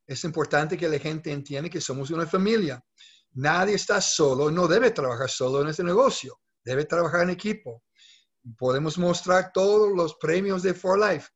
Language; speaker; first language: Spanish; non-native, fluent; English